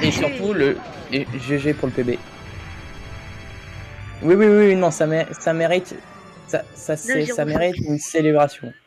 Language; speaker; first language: French; native; French